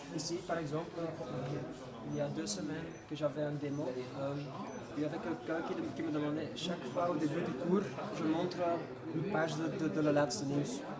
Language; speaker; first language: French; non-native, fluent; Dutch